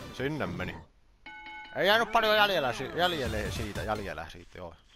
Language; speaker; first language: Finnish; native; Finnish